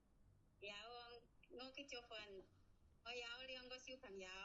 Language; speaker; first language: Cantonese; non-native, learner; Indonesian